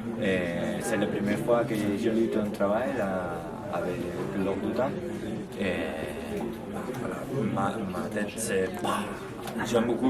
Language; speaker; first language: French; non-native, learner; Spanish